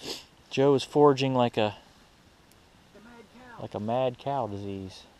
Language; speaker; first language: English; native; English